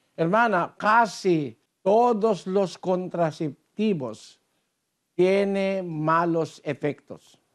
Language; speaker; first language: Spanish; non-native, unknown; Filipino